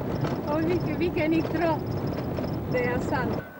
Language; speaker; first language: Danish; non-native, learner; Romanian